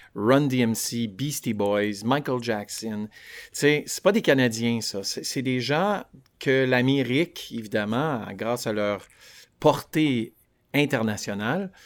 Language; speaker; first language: French; native; French